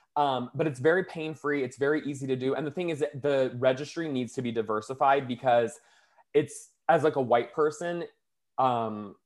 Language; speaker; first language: English; native; English